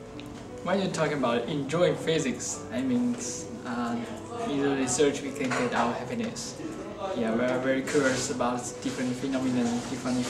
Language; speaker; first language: English; non-native, learner; Chinese